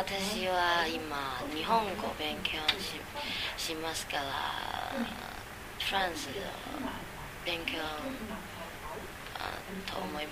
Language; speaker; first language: Japanese; non-native, learner; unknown